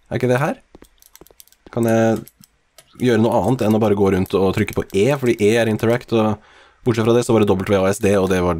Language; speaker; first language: Norwegian; native; Norwegian